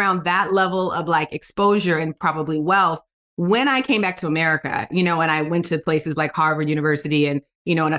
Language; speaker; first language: English; native; English